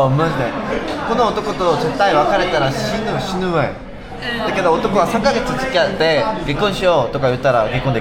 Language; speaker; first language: Japanese; non-native, learner; Korean